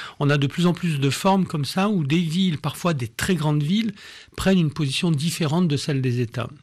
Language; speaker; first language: French; native; French